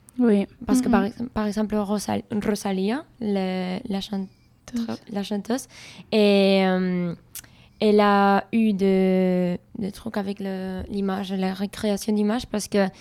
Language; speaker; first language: French; non-native, learner; Spanish